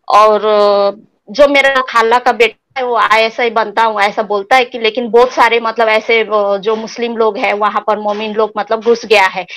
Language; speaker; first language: Hindi; non-native, local second language; Nepali